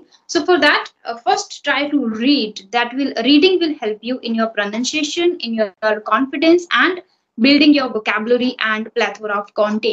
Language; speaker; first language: English; non-native, fluent; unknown